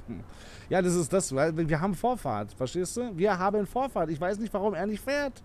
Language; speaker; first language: German; native; German